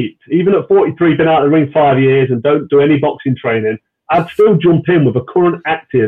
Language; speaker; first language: English; native; English